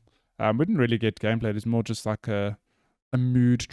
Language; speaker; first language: English; native; English